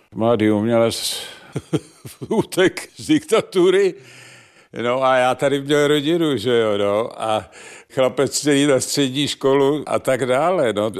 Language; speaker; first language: Czech; native; Czech